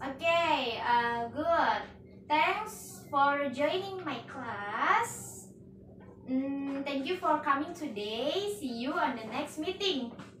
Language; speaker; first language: English; non-native, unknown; Indonesian